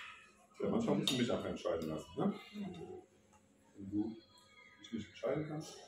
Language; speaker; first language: German; native; German